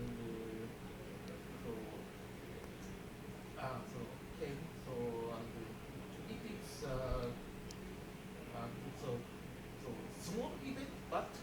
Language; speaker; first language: English; non-native, learner; Japanese